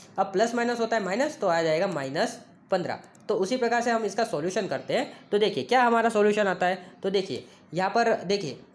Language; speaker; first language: Hindi; non-native, local second language; Gujarati